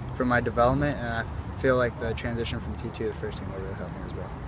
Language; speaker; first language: English; native; English